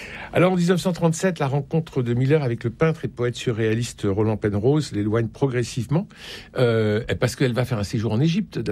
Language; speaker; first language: French; native; French